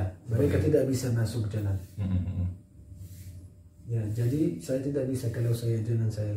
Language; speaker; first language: Indonesian; non-native, learner; Arabic